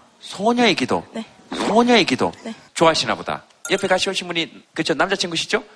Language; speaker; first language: Korean; native; Korean